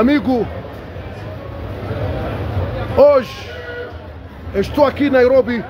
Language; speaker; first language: Portuguese; non-native, learner; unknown